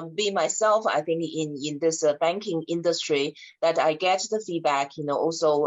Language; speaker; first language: English; non-native, fluent; Chinese